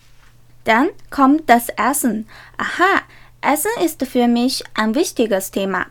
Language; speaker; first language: German; non-native, learner; Chinese